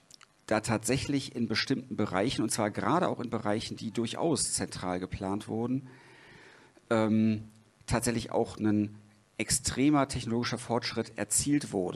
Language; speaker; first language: German; native; German